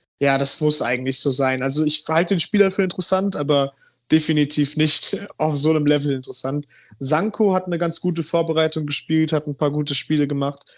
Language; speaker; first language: German; native; German